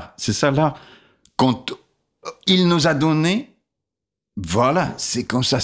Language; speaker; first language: French; non-native, fluent; Russian